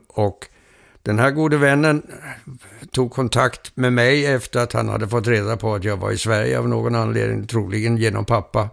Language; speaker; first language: Swedish; early bilingual, heritage; Danish